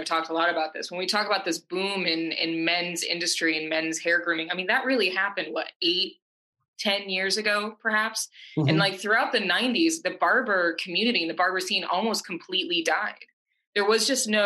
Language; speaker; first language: English; native; English